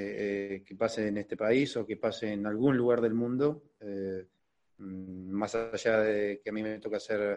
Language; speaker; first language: Spanish; native; Spanish